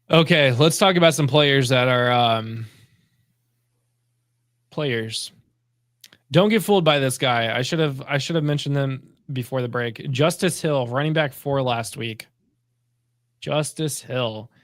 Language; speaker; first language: English; native; English